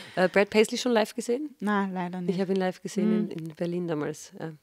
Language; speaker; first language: German; native; German